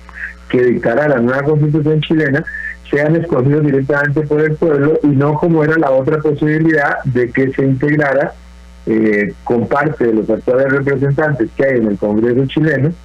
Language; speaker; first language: Spanish; native; Spanish